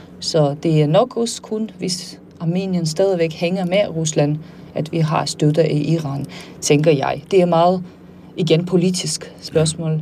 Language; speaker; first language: Danish; non-native, fluent; Armenian